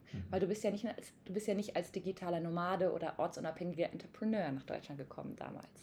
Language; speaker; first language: German; native; German